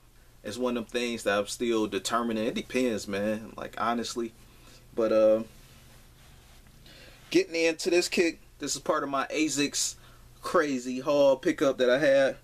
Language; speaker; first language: English; native; English